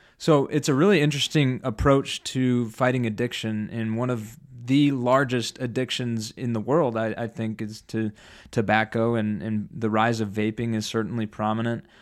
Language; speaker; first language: English; native; English